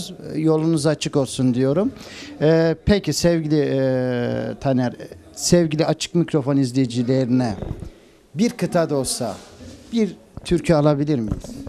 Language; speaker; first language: Turkish; native; Turkish